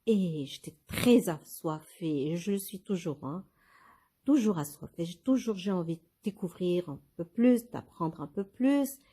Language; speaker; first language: French; non-native, local second language; Arabic